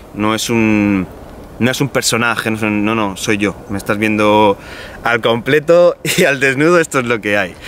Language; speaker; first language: Spanish; native; Spanish